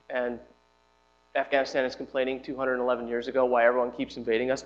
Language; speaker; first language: English; native; English